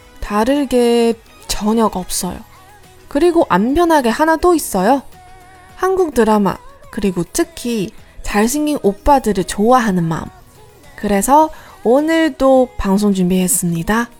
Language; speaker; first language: Korean; non-native, learner; Chinese